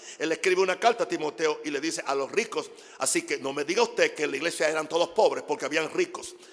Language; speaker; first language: Spanish; non-native, fluent; English